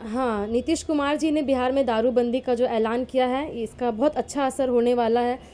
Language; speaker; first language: Hindi; native; Hindi